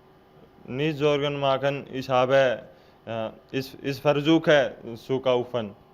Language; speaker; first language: German; non-native, learner; Hindi